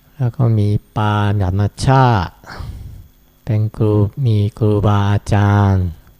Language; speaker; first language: Thai; non-native, fluent; Japanese